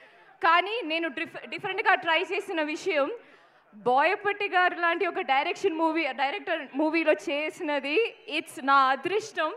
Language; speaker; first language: Telugu; non-native, learner; Malayalam